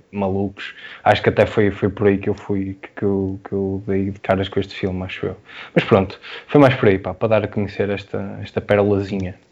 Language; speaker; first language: Portuguese; native; Portuguese